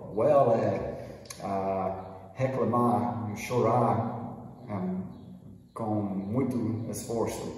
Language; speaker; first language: Portuguese; non-native, fluent; English